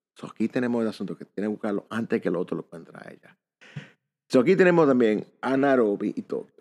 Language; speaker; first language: Spanish; early bilingual, heritage; Spanish